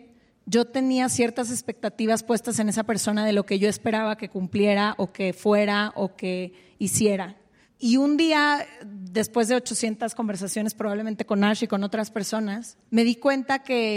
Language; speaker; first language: Spanish; native; Spanish